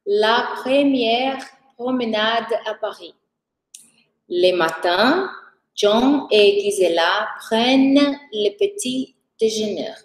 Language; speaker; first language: French; non-native, fluent; Portuguese